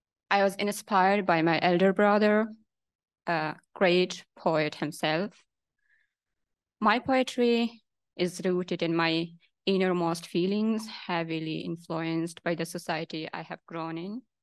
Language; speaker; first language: English; non-native, local second language; Hazaragi